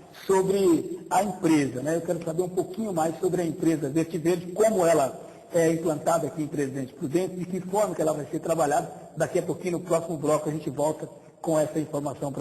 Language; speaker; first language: Portuguese; native; Portuguese